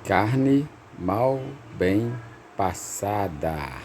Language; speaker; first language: Portuguese; native; Portuguese